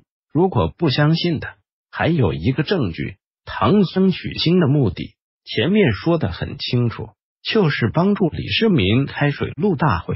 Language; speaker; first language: Chinese; native; Chinese